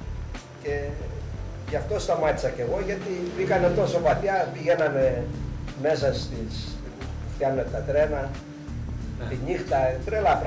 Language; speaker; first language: Greek; early bilingual, heritage; Greek